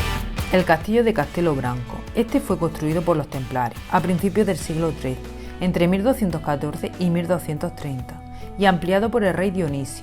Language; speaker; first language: Spanish; native; Spanish